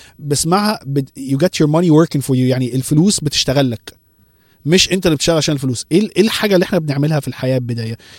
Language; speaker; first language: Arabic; early bilingual, heritage; Arabic